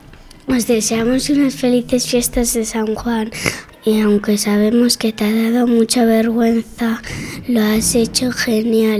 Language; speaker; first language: Spanish; native; Spanish